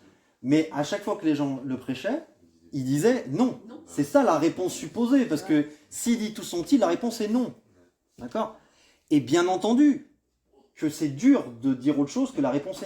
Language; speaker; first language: French; native; French